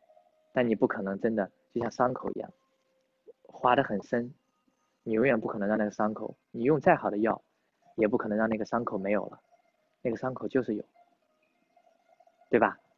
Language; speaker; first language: Chinese; native; Chinese